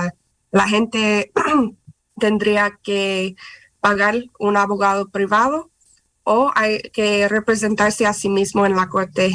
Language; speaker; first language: Spanish; non-native, fluent; English